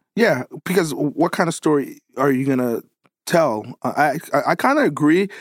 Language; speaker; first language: English; native; English